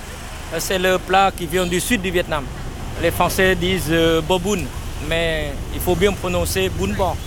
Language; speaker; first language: French; non-native, local second language; Vietnamese